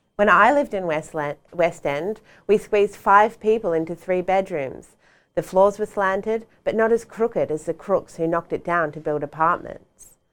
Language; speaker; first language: English; native; English